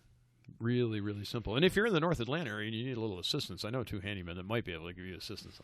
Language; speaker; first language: English; native; English